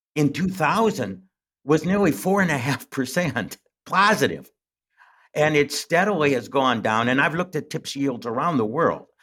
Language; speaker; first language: English; native; English